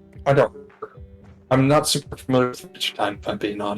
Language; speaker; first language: English; native; English